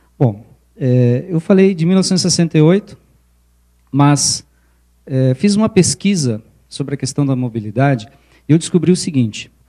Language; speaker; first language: Portuguese; early bilingual, other home language; Spanish